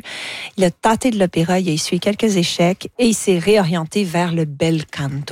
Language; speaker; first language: French; native; French